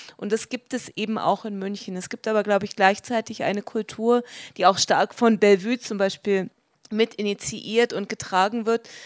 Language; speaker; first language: German; native; German